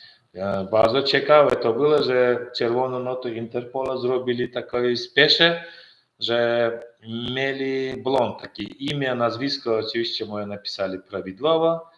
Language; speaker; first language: Polish; non-native, learner; Turkmen